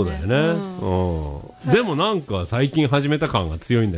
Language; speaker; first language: Japanese; native; Japanese